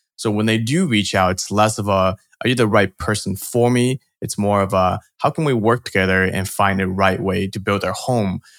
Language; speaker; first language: English; early bilingual, other home language; Chinese